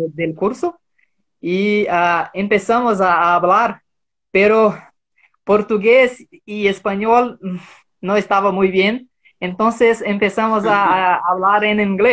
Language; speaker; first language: Spanish; non-native, fluent; Portuguese